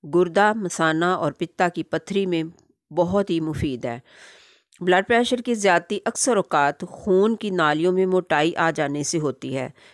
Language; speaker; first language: Urdu; native; Urdu